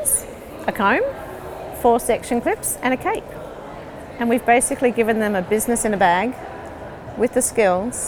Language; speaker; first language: English; native; English